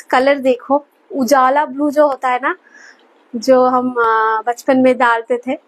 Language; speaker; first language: Hindi; non-native, local second language; Bangla